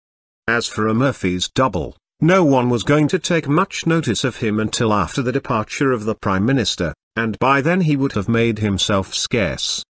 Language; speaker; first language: English; non-native, fluent; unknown